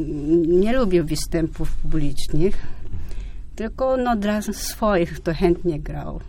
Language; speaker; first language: Polish; non-native, fluent; Japanese